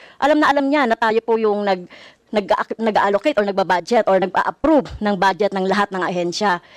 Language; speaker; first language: Filipino; native; Filipino